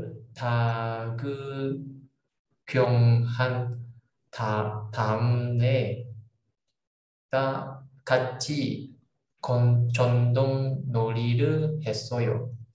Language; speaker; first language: Korean; non-native, learner; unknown